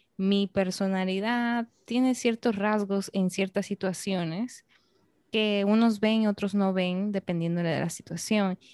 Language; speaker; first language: Spanish; native; Spanish